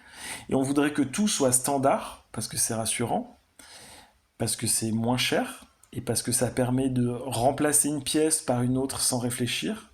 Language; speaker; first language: French; native; French